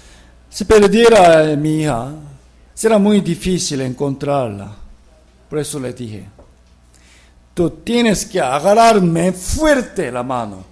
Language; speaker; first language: Spanish; non-native, fluent; Korean